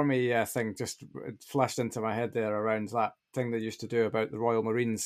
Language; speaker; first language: English; native; English